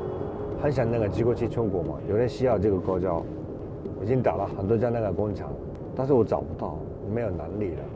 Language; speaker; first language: Chinese; non-native, fluent; Japanese